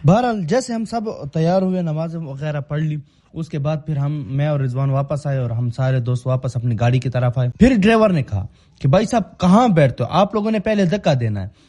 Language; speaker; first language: Urdu; non-native, local second language; Pashto